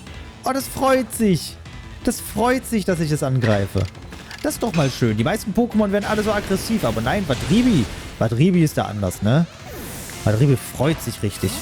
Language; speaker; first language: German; native; German